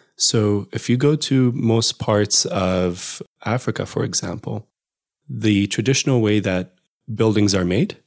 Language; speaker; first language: English; non-native, fluent; Amharic